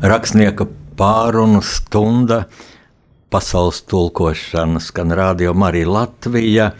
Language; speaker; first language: Latvian; native; Latvian